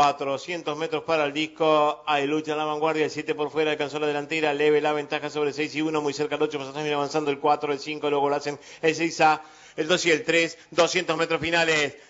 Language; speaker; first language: Spanish; native; Spanish